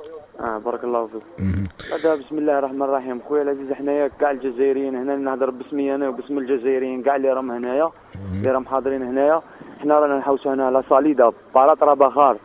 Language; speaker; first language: Arabic; native; Arabic